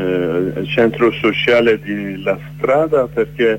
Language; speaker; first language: Italian; non-native, learner; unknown